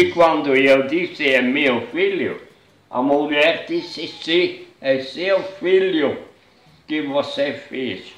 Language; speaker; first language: Portuguese; non-native, fluent; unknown